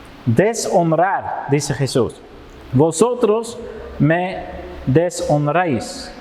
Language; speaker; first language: Spanish; non-native, fluent; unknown